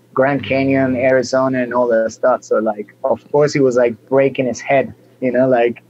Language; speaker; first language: English; non-native, fluent; Spanish